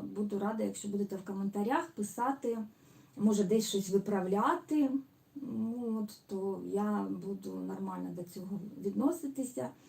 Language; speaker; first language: Ukrainian; non-native, local second language; Russian